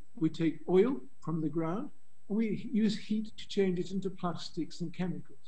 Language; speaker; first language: English; native; English